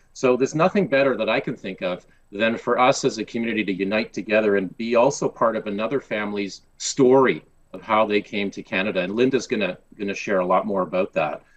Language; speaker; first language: English; early bilingual, other home language; Polish